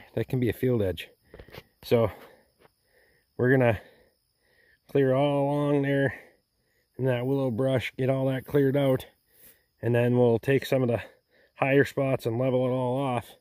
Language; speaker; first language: English; native; English